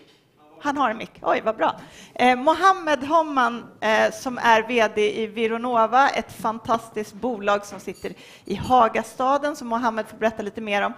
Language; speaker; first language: Swedish; native; Swedish